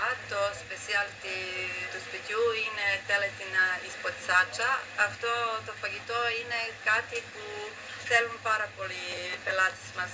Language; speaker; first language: Greek; non-native, fluent; Serbian